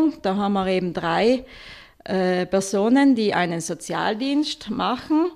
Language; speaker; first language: German; native; German